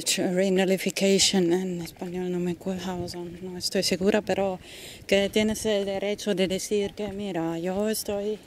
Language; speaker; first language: Spanish; non-native, fluent; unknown